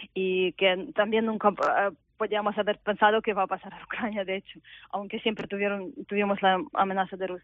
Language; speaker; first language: Spanish; non-native, fluent; Ukrainian